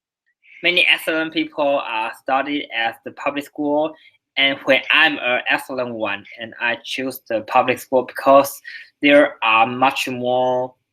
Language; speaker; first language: English; non-native, learner; Chinese